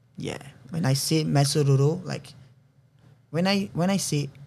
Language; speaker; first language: English; non-native, learner; Portuguese